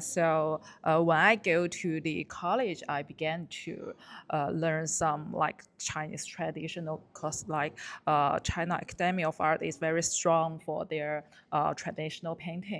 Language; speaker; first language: English; non-native, learner; Chinese